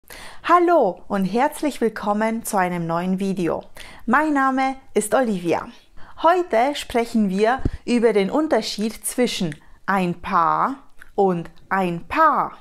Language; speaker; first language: German; non-native, fluent; Romanian